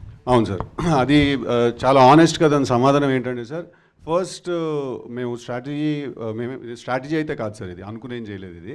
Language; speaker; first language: Telugu; native; Telugu